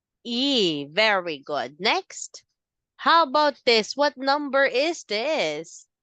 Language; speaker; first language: English; non-native, fluent; Filipino